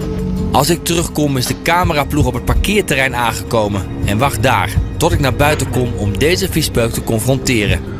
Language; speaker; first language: Dutch; native; Dutch